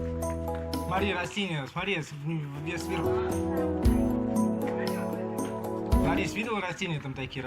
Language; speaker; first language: Russian; native; Russian